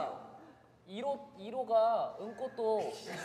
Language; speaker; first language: Japanese; non-native, learner; Korean